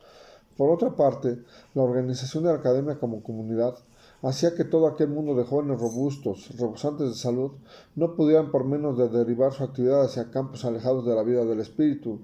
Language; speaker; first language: Spanish; native; Spanish